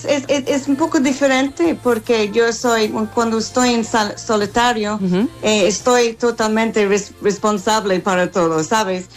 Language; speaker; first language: Spanish; non-native, fluent; English